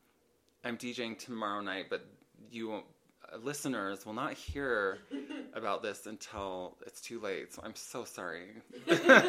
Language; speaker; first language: English; native; English